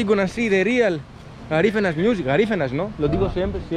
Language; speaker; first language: Spanish; non-native, learner; Greek